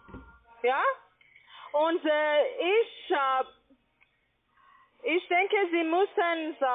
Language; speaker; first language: German; non-native, learner; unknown